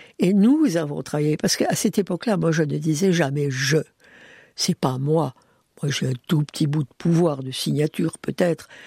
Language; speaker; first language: French; early bilingual, other home language; Hungarian